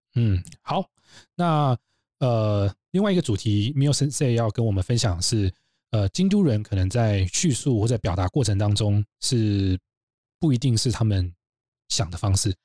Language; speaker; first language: Chinese; native; Chinese